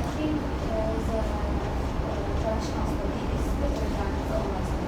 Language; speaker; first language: English; non-native, learner; Kurdish